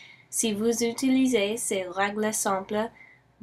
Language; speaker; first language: French; non-native, learner; English